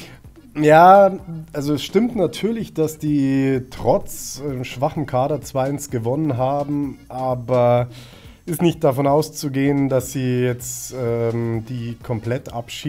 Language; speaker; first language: German; native; German